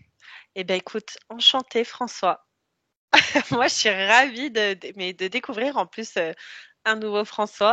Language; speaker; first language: French; native; French